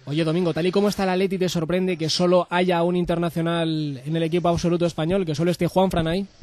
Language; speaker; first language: Spanish; native; Spanish